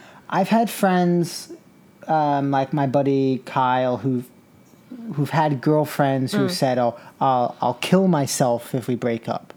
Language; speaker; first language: English; native; English